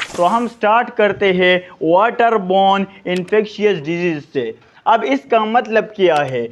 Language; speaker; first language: Urdu; non-native, local second language; Pashto